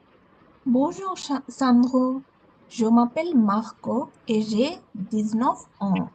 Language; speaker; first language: French; non-native, learner; Bangla